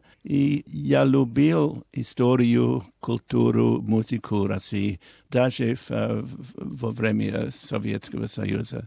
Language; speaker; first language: Russian; non-native, learner; English